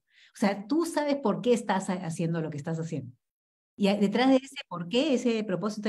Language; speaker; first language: Spanish; native; Spanish